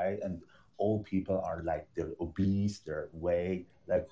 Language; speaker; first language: English; non-native, fluent; Persian